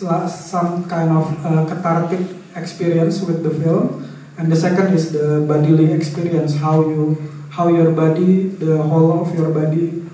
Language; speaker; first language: English; non-native, fluent; Indonesian